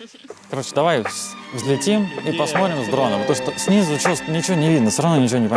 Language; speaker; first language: Russian; native; Russian